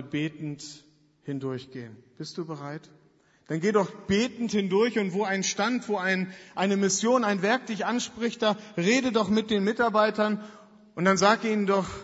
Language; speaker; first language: German; native; German